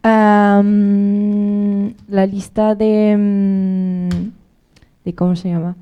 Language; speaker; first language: Spanish; non-native, fluent; French